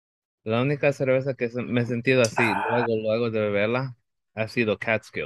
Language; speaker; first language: Spanish; early bilingual, heritage; Spanish